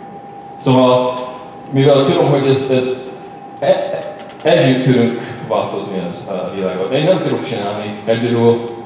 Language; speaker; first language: Hungarian; non-native, learner; English